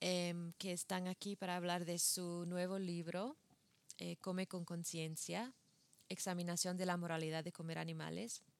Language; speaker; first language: Spanish; non-native, fluent; English